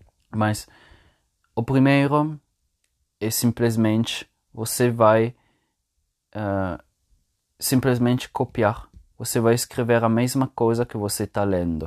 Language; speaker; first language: Portuguese; non-native, fluent; Italian